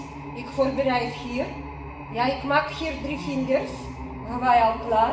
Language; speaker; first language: Dutch; non-native, learner; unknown